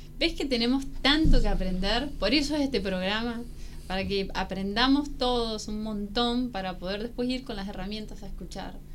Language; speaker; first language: Spanish; native; Spanish